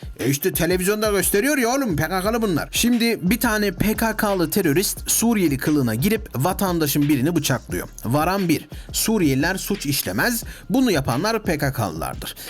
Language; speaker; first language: Turkish; native; Turkish